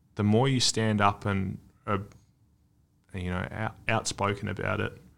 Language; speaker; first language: English; native; English